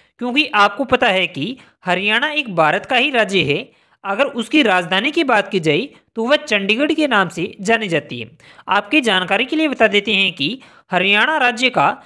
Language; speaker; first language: Hindi; native; Hindi